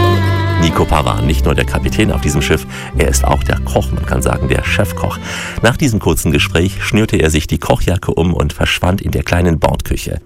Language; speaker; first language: German; native; German